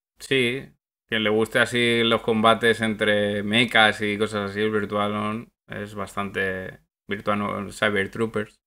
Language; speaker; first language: Spanish; native; Spanish